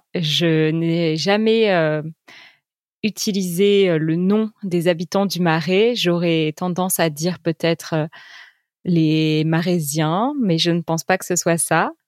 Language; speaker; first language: French; native; French